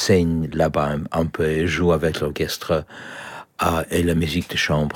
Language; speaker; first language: French; non-native, fluent; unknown